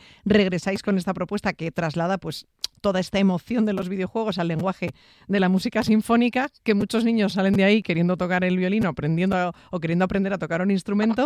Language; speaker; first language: Spanish; native; Spanish